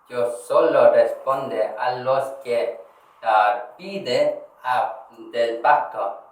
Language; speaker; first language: Spanish; non-native, learner; Korean